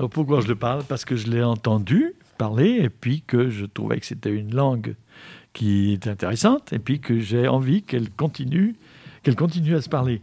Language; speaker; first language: French; native; French